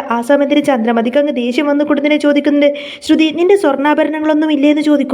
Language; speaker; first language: Malayalam; native; Malayalam